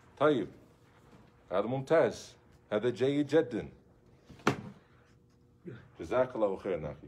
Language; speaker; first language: Arabic; non-native, fluent; English